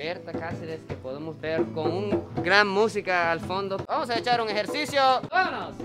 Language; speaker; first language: Spanish; non-native, fluent; Japanese